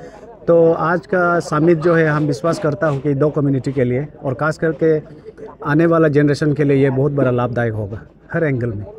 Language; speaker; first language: Hindi; non-native, local second language; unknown